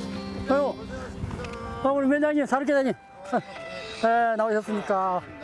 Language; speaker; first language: Korean; native; Korean